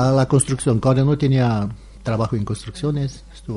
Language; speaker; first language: Spanish; non-native, learner; Romanian